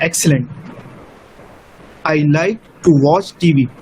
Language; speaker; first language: English; non-native, local second language; Urdu